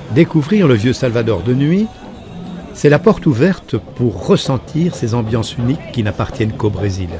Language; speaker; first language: French; native; French